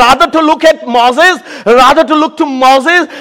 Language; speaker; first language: English; non-native, local second language; Urdu